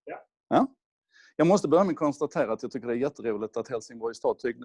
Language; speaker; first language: Swedish; native; Swedish